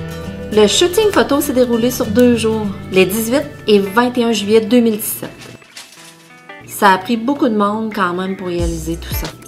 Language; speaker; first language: French; native; French